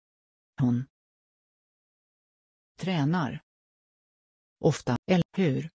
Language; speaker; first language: Swedish; non-native, learner; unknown